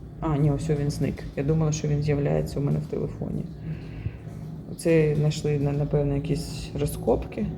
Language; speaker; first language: Ukrainian; native; Ukrainian